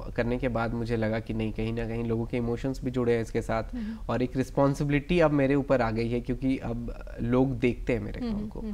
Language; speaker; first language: Hindi; native; Hindi